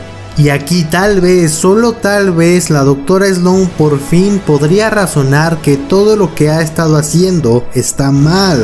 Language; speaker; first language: Spanish; native; Spanish